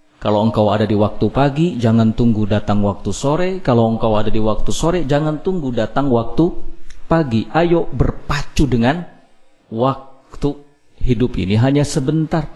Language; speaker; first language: Indonesian; native; Indonesian